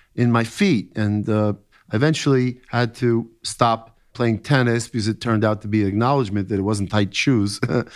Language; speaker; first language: English; native; English